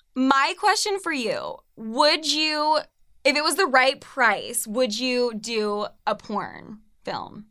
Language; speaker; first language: English; native; English